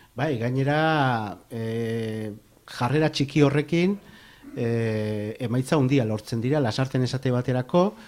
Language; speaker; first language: Basque; native; Basque